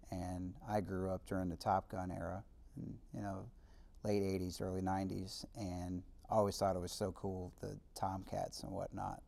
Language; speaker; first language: English; native; English